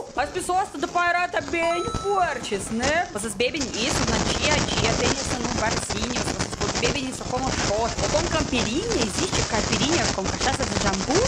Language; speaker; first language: Portuguese; non-native, learner; Russian